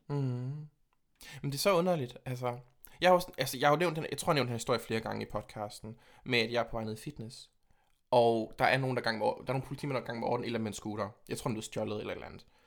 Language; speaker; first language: Danish; native; Danish